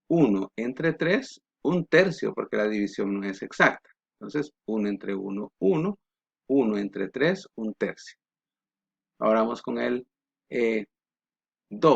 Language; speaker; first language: Spanish; native; Spanish